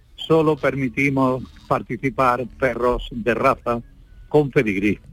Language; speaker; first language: Spanish; native; Spanish